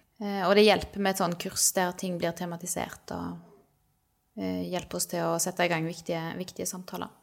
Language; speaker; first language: Norwegian; native; Norwegian